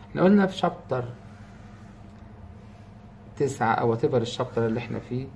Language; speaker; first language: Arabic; native; Arabic